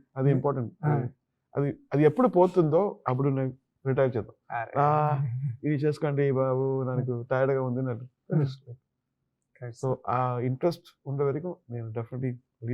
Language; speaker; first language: Telugu; non-native, learner; Tamil